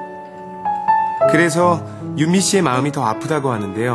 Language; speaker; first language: Korean; native; Korean